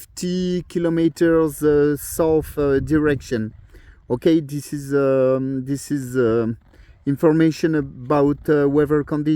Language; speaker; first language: English; non-native, learner; French